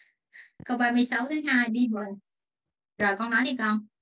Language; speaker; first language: Vietnamese; native; Vietnamese